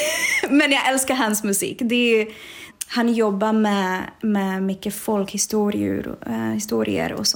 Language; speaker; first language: Swedish; non-native, fluent; Czech